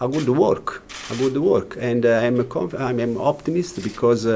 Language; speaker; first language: English; non-native, learner; Italian